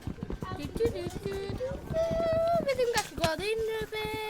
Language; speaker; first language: Welsh; non-native, local second language; English